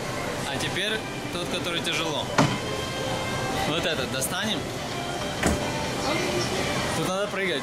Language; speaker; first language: Russian; native; Russian